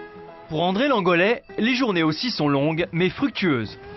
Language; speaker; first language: French; native; French